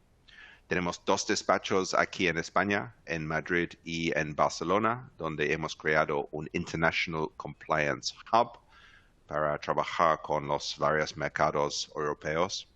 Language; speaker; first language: Spanish; non-native, fluent; English